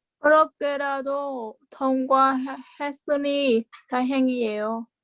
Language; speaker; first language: Korean; non-native, learner; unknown